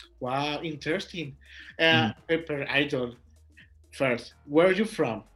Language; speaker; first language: English; non-native, learner; Spanish